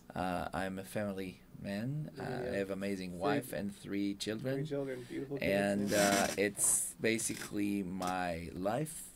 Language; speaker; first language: English; non-native, fluent; Hebrew